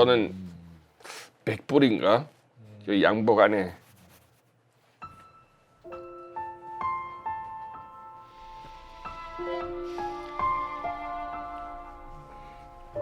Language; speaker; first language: Korean; non-native, fluent; English